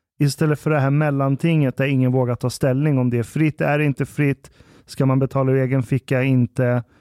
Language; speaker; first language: Swedish; early bilingual, other home language; Persian